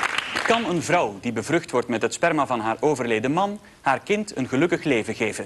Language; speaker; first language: Dutch; native; Dutch